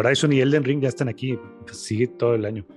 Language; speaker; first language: Spanish; native; Spanish